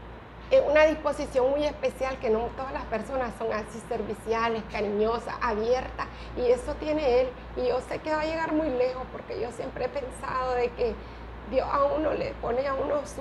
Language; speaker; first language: Spanish; native; Spanish